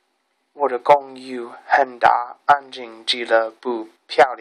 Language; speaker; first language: Chinese; non-native, learner; English